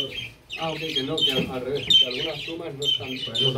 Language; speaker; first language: Spanish; native; Spanish